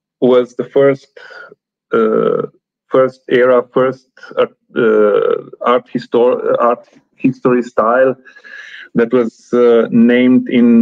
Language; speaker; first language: English; non-native, fluent; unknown